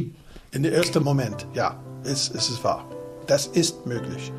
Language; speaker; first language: German; non-native, learner; English